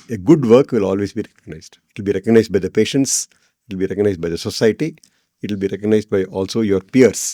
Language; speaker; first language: English; non-native, local second language; Kannada